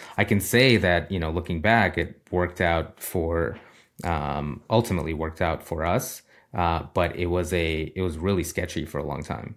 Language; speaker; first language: English; early bilingual, other home language; Russian